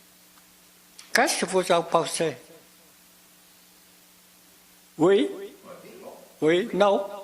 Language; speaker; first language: French; non-native, fluent; Vietnamese